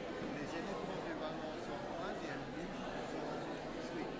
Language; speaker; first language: French; non-native, fluent; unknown